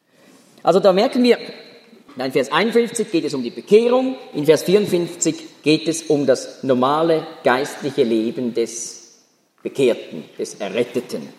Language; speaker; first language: German; native; German